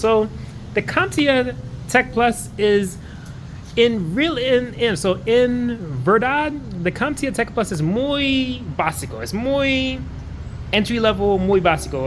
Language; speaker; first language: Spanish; non-native, learner; English